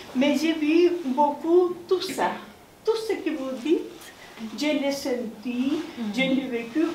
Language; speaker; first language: French; non-native, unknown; Spanish